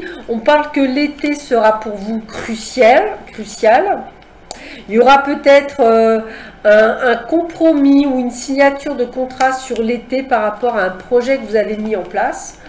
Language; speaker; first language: French; native; French